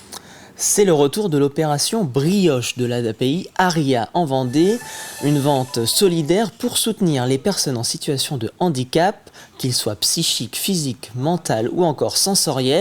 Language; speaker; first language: French; native; French